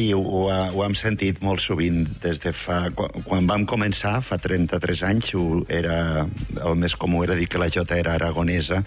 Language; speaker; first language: Catalan; native; Catalan